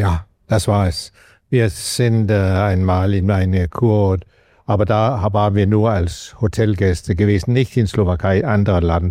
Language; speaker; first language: German; non-native, learner; Danish